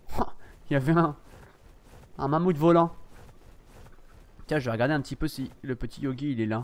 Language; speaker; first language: French; native; French